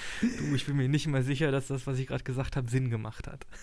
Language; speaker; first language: German; native; German